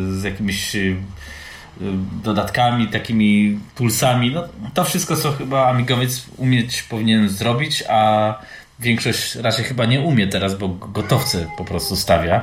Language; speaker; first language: Polish; native; Polish